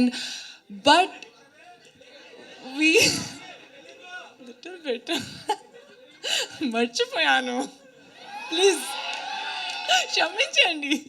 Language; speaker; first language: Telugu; non-native, learner; Hindi